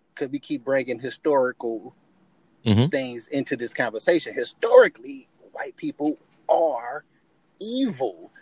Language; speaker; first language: English; native; English